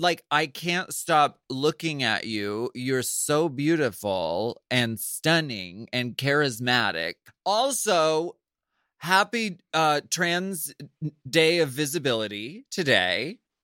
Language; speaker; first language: English; native; English